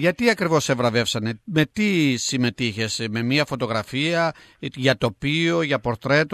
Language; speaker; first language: Greek; native; Greek